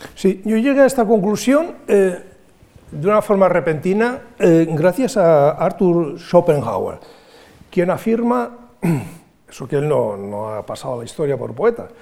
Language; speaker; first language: Spanish; native; Spanish